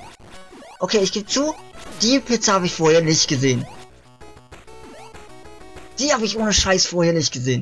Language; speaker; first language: German; native; German